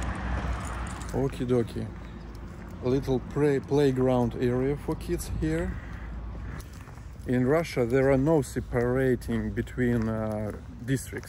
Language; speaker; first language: English; non-native, learner; Russian